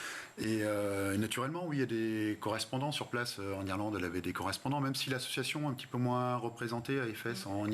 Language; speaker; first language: French; native; French